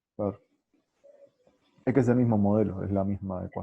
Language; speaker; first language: Spanish; native; Spanish